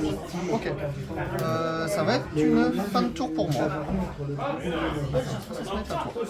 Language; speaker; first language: French; native; French